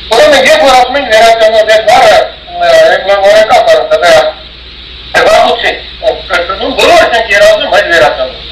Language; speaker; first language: Armenian; early bilingual, heritage; Armenian